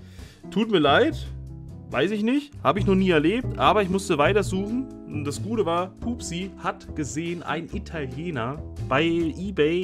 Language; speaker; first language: German; native; German